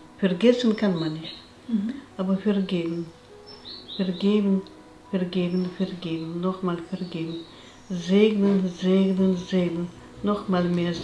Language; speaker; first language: German; non-native, fluent; Russian